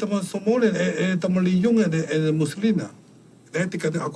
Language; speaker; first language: Swedish; non-native, learner; Somali